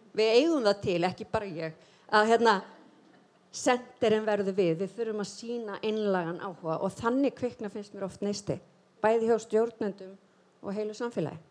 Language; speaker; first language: Icelandic; native; Icelandic